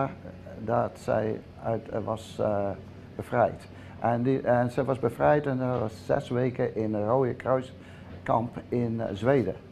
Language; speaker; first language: Dutch; early bilingual, heritage; Dutch